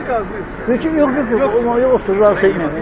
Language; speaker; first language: Turkish; native; Turkish